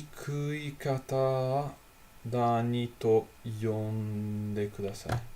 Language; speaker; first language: Japanese; non-native, learner; Italian